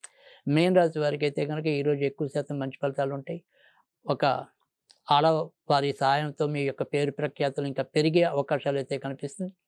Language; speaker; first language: Telugu; native; Telugu